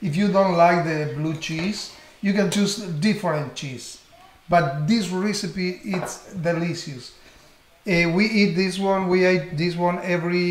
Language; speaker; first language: English; non-native, learner; Spanish